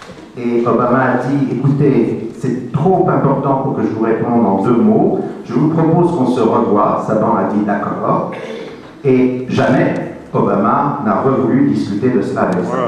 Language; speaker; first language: French; native; French